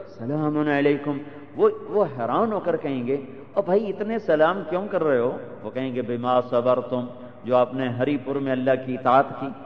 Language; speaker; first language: Urdu; non-native, local second language; Punjabi